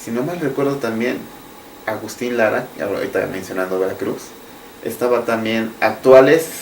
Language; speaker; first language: Spanish; native; Spanish